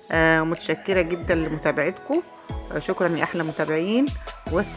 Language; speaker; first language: Arabic; native; Arabic